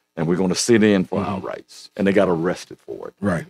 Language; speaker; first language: English; native; English